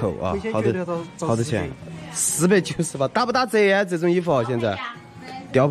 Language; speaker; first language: Chinese; native; Chinese